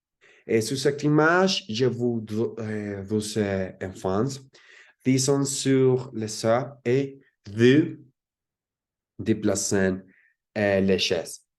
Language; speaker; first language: French; non-native, learner; Spanish